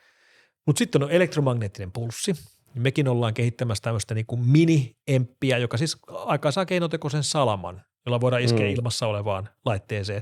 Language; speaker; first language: Finnish; native; Finnish